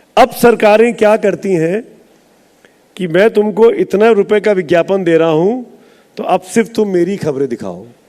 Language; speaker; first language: Hindi; native; Hindi